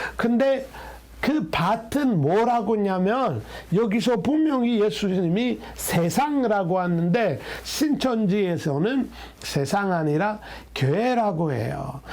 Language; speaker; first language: Korean; non-native, fluent; Amharic